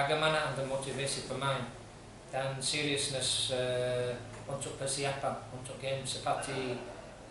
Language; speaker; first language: Indonesian; non-native, fluent; English